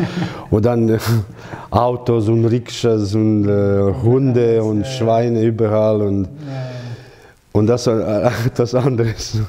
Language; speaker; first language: German; non-native, learner; Croatian